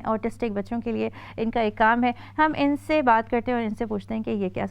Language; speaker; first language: Urdu; native; Urdu